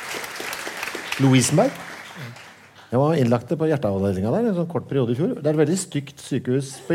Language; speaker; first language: Norwegian; native; Norwegian